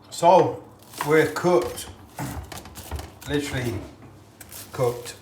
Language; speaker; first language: English; native; English